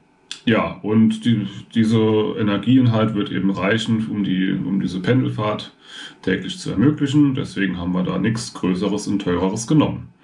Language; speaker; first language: German; native; German